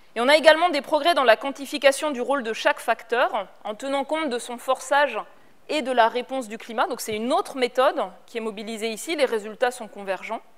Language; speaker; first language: French; native; French